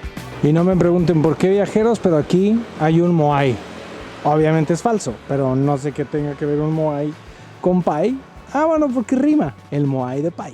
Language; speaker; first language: Spanish; native; Spanish